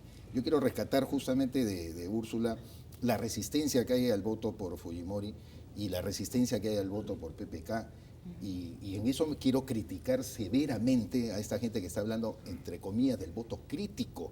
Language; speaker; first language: Spanish; native; Spanish